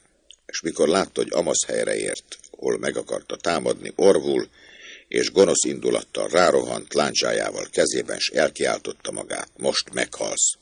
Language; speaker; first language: Hungarian; native; Hungarian